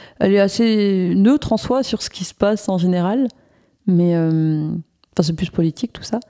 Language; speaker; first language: French; native; French